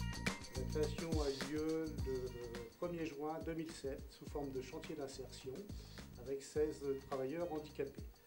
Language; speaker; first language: French; native; French